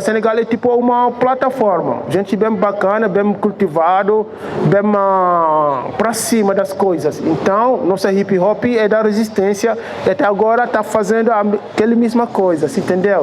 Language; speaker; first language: Portuguese; non-native, fluent; Wolof